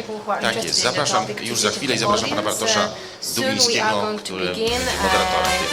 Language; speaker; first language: Polish; native; Polish